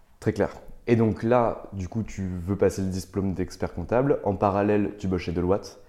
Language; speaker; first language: French; native; French